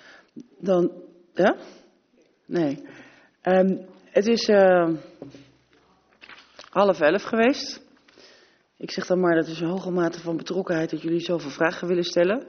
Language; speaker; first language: Dutch; native; Dutch